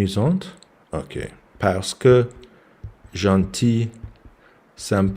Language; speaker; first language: French; non-native, learner; English